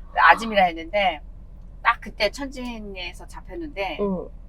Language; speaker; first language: Korean; native; Korean